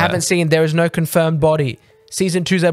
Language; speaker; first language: English; native; English